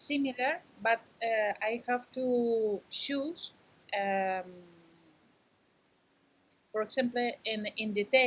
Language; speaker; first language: English; non-native, learner; Spanish